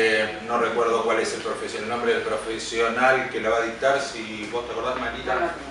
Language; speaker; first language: Spanish; native; Spanish